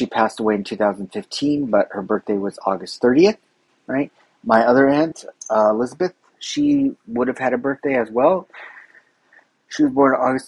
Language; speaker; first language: English; native; English